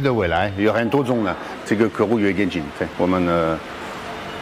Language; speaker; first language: Chinese; non-native, fluent; French